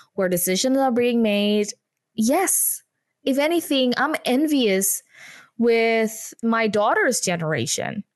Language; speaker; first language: English; non-native, fluent; Indonesian